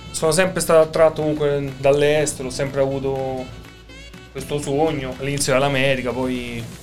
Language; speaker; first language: Italian; native; Italian